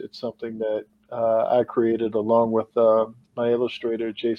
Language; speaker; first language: English; native; English